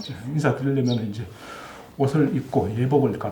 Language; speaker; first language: Korean; native; Korean